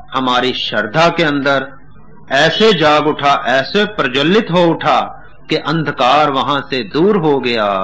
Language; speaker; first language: Hindi; non-native, local second language; Punjabi